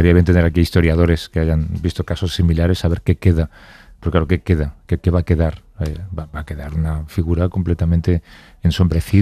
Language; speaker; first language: Spanish; native; Spanish